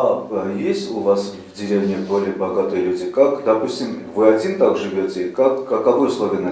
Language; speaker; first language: Russian; native; Russian